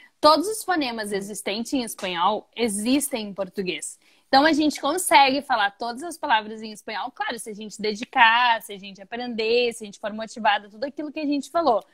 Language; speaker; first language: Portuguese; native; Portuguese